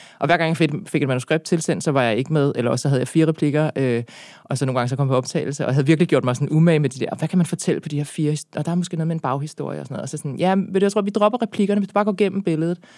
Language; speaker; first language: Danish; native; Danish